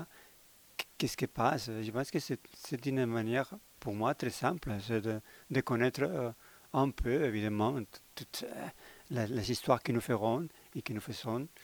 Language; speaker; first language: French; non-native, learner; Spanish